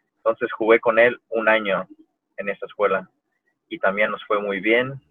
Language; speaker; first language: Spanish; early bilingual, heritage; Spanish